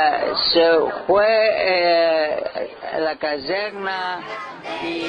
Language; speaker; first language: Spanish; early bilingual, heritage; Ladino